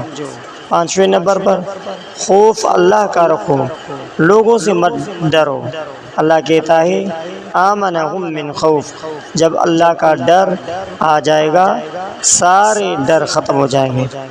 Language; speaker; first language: Urdu; native; Urdu